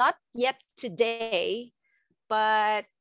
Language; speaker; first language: English; non-native, local second language; Filipino